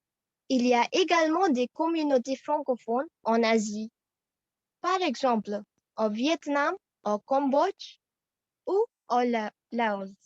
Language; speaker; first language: French; non-native, fluent; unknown